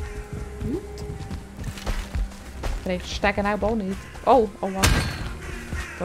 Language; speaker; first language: German; native; German